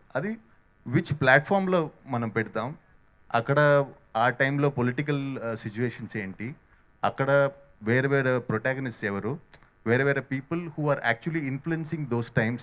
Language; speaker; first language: Telugu; non-native, learner; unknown